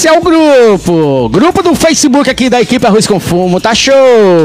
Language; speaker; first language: Portuguese; native; Portuguese